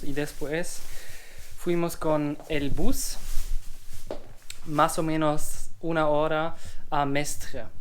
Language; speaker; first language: Spanish; non-native, learner; German